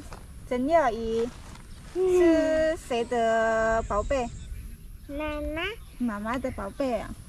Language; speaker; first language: Chinese; non-native, fluent; Indonesian